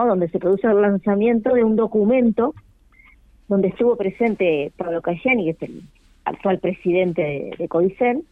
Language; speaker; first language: Spanish; native; Spanish